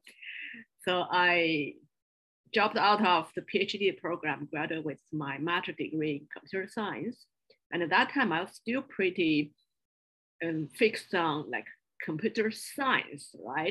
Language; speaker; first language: English; non-native, fluent; Chinese